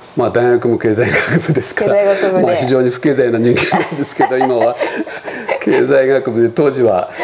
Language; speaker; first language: Japanese; native; Japanese